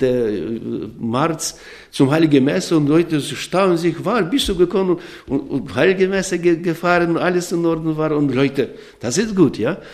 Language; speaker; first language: German; non-native, learner; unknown